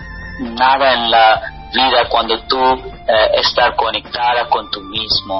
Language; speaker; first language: Spanish; non-native, learner; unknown